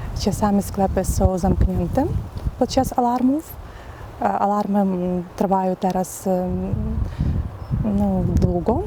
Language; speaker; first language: Polish; non-native, fluent; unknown